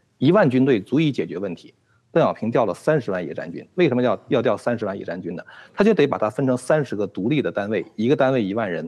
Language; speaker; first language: Chinese; native; Chinese